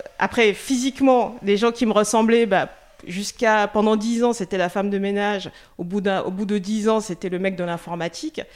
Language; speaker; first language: French; non-native, local second language; Russian